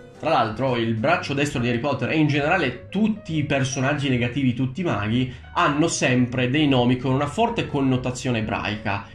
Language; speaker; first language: Italian; early bilingual, other home language; Romanian